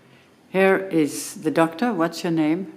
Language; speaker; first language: English; non-native, fluent; French